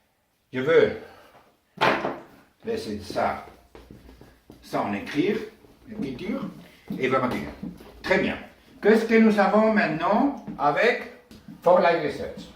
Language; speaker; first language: French; non-native, learner; Spanish